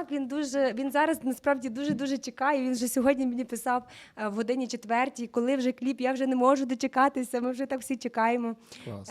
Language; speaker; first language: Ukrainian; native; Ukrainian